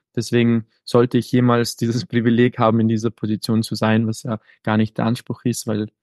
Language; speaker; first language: German; native; German